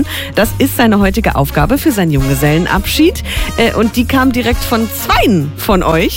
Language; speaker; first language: German; native; German